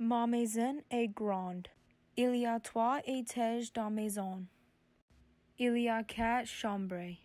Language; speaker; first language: French; non-native, learner; English